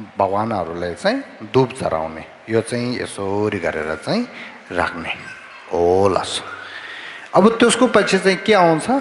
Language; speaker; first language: Nepali; non-native, fluent; Tibetan